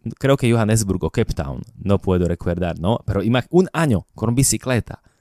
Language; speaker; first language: Spanish; non-native, fluent; Slovak